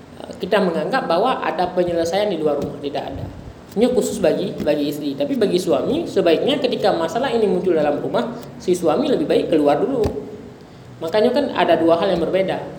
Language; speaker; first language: Indonesian; non-native, local second language; Achinese